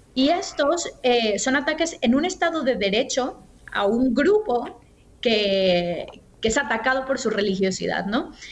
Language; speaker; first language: Spanish; native; Spanish